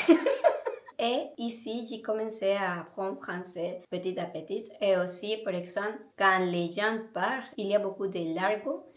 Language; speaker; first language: French; non-native, learner; Spanish